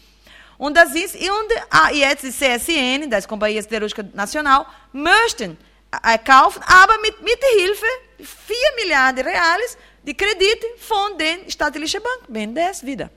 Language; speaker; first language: German; non-native, fluent; Portuguese